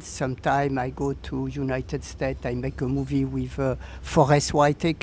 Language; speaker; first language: English; non-native, learner; French